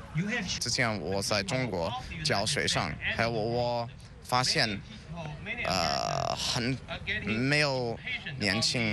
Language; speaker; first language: Chinese; non-native, learner; English